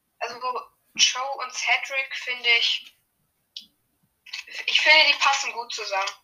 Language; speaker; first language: German; native; German